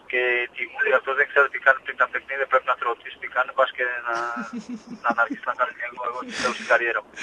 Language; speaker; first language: Greek; non-native, fluent; Portuguese